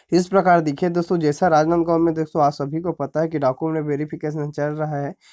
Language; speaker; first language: Hindi; native; Hindi